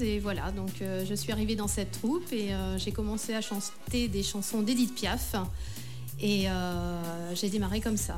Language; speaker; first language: French; native; French